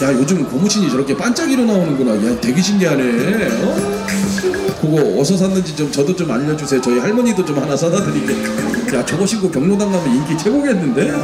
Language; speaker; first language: Korean; native; Korean